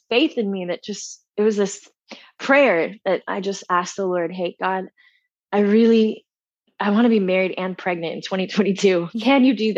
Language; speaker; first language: English; native; English